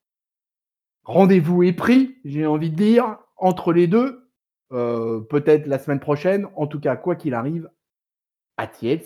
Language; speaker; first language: French; native; French